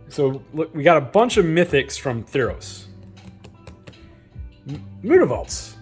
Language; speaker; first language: English; native; English